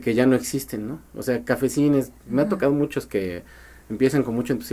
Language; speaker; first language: Spanish; native; Spanish